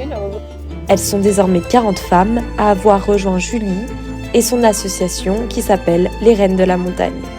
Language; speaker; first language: French; native; French